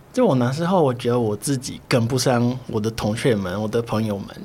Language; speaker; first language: Chinese; non-native, fluent; Portuguese